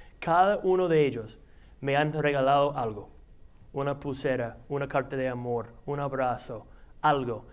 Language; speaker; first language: Spanish; non-native, fluent; English